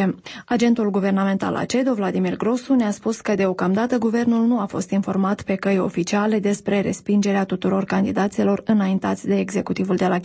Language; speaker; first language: Romanian; native; Romanian